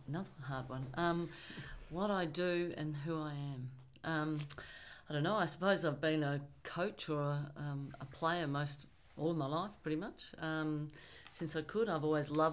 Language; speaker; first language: English; native; English